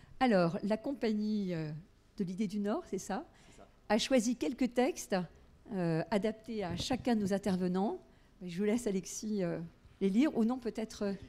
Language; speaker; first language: French; native; French